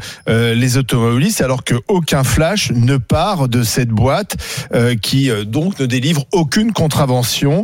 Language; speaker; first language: French; native; French